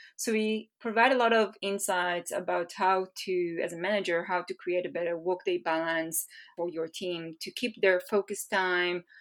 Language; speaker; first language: English; non-native, fluent; Hebrew